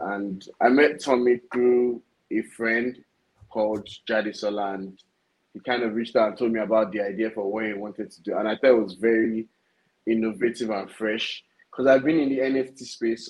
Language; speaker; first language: English; non-native, local second language; Yoruba